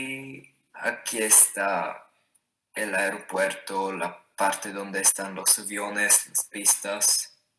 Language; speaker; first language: Spanish; non-native, learner; Bulgarian